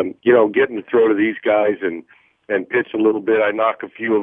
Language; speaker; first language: English; native; English